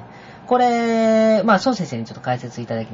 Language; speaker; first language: Japanese; native; Japanese